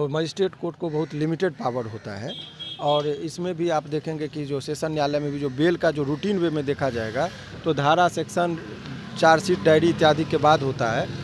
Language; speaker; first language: Hindi; native; Hindi